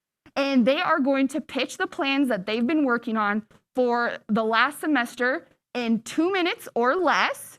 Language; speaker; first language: English; native; English